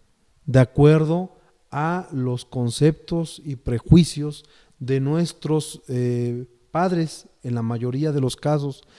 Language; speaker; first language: Spanish; native; Spanish